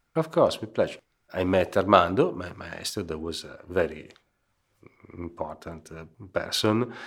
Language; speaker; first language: English; non-native, fluent; Italian